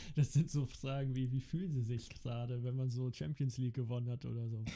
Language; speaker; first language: German; early bilingual, other home language; Dutch